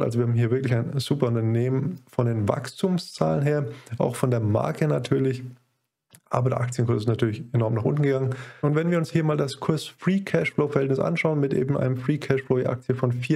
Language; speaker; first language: German; native; German